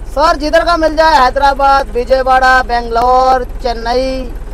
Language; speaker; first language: Hindi; native; Hindi